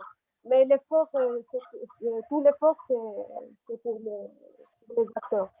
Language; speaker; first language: French; non-native, local second language; Arabic